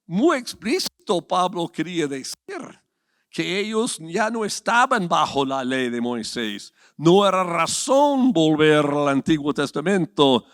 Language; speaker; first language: Spanish; non-native, fluent; English